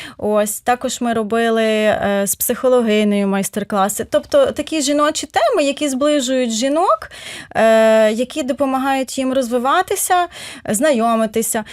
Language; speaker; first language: Ukrainian; native; Ukrainian